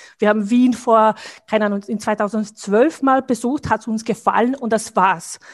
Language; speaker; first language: German; non-native, fluent; Bosnian